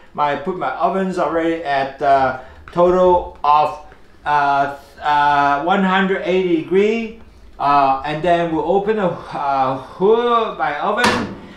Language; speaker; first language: English; non-native, local second language; Cantonese